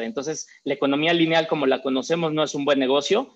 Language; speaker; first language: Spanish; native; Spanish